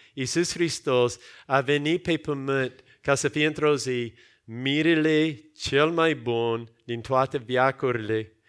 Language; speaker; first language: Romanian; non-native, fluent; English